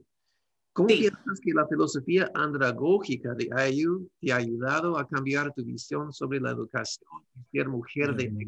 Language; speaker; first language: Spanish; non-native, learner; English